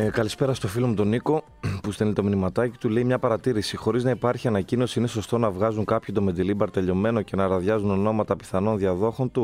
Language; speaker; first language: Greek; native; Greek